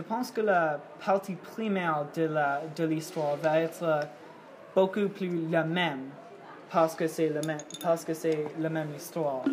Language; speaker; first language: French; non-native, learner; English